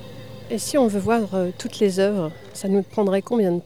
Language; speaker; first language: French; native; French